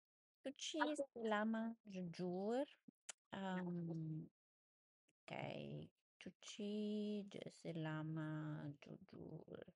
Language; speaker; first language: Indonesian; non-native, learner; English